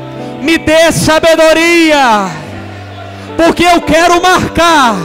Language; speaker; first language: Portuguese; native; Portuguese